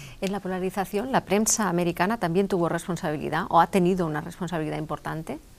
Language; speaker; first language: Spanish; non-native, local second language; Catalan